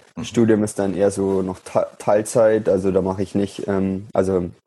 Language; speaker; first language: German; native; German